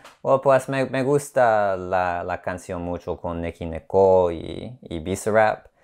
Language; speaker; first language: Spanish; non-native, learner; English